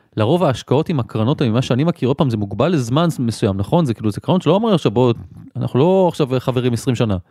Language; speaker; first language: Hebrew; native; Hebrew